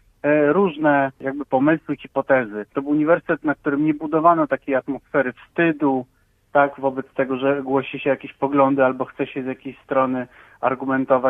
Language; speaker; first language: Polish; native; Polish